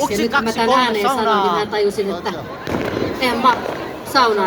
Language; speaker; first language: Finnish; native; Finnish